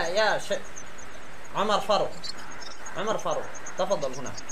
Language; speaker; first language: Arabic; non-native, fluent; Bangla